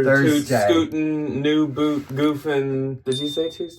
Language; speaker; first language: English; native; English